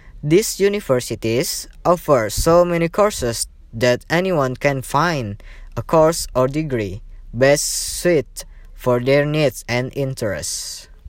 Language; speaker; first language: English; non-native, learner; Indonesian